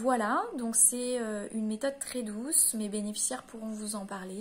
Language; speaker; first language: French; native; French